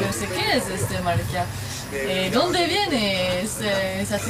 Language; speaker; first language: Spanish; non-native, learner; French